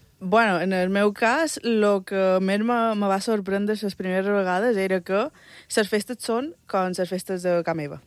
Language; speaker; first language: Catalan; early bilingual, other home language; Spanish